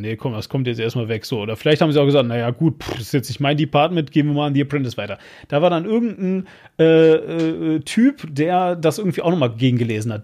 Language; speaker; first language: German; native; German